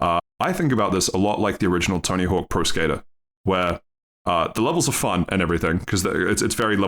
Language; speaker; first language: English; native; English